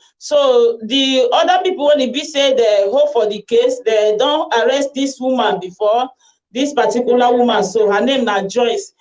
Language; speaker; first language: Nigerian Pidgin; native; Nigerian Pidgin